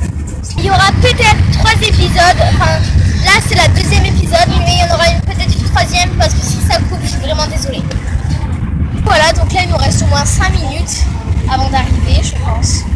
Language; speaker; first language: French; native; French